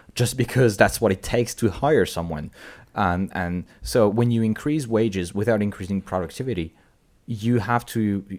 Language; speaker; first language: English; non-native, fluent; French